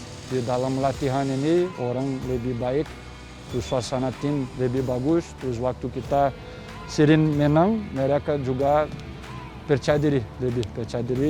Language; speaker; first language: Indonesian; non-native, fluent; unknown